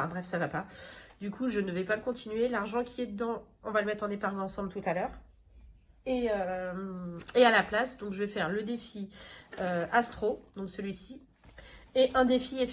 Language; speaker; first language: French; native; French